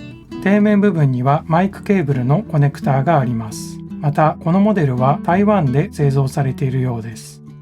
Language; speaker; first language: Japanese; native; Japanese